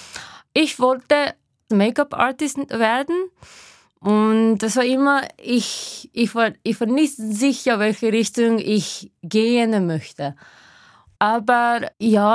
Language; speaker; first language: German; non-native, learner; Japanese